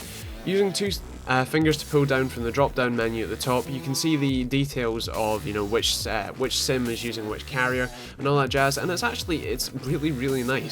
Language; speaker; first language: English; native; English